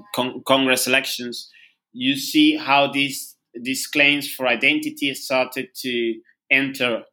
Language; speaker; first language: English; non-native, fluent; Spanish